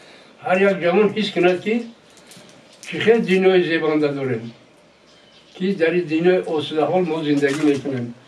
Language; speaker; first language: Persian; native; Persian